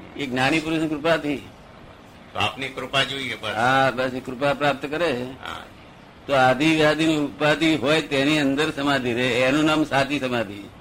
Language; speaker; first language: Gujarati; native; Gujarati